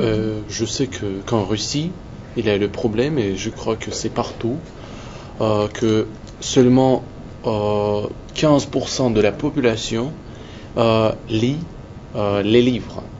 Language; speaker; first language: French; non-native, learner; Russian